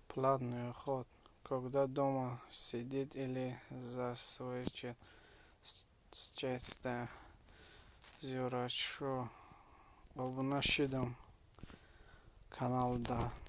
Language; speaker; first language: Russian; non-native, learner; Tajik